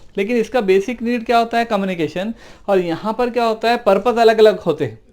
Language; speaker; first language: Hindi; non-native, local second language; Urdu